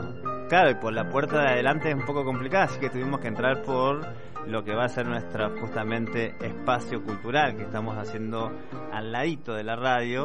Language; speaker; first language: Spanish; native; Spanish